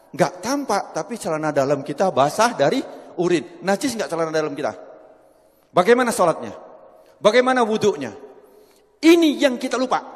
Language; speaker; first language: Indonesian; non-native, local second language; Javanese